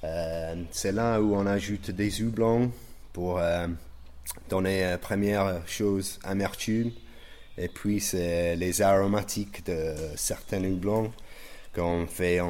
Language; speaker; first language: French; non-native, fluent; English